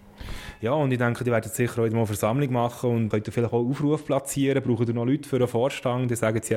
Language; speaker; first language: German; native; German